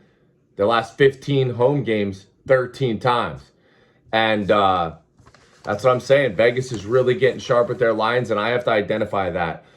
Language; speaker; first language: English; native; English